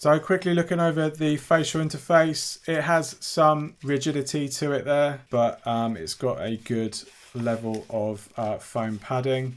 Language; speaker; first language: English; native; English